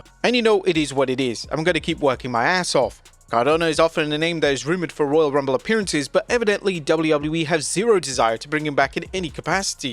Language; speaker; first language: English; native; English